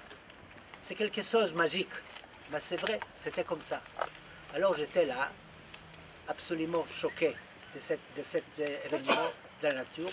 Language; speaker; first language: French; non-native, fluent; Hebrew